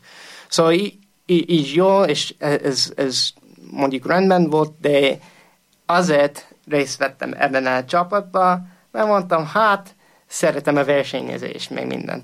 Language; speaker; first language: Hungarian; non-native, fluent; English